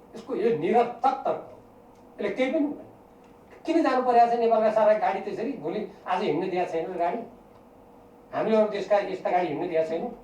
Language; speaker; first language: Nepali; native; Nepali